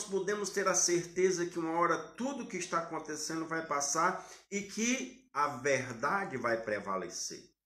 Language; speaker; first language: Portuguese; native; Portuguese